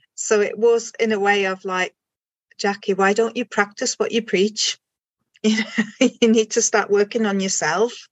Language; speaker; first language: English; non-native, fluent; German